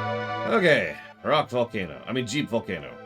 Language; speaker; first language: English; native; English